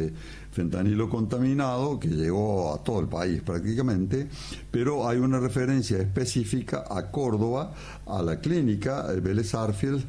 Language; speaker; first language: Spanish; native; Spanish